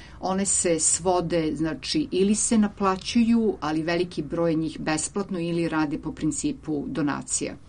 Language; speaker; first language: Serbian; native; Serbian